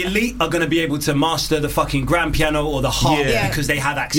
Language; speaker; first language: English; native; English